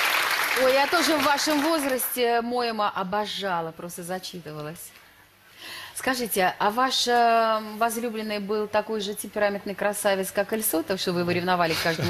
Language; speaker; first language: Russian; native; Russian